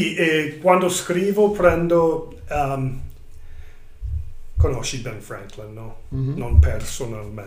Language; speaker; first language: Italian; non-native, learner; English